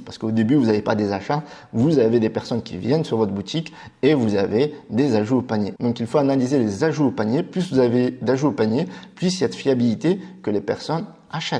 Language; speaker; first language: French; native; French